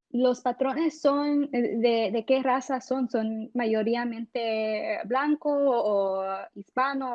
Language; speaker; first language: Spanish; early bilingual, heritage; English